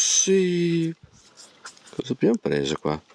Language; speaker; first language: Italian; native; Italian